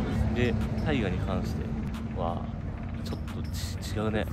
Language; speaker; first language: Japanese; native; Japanese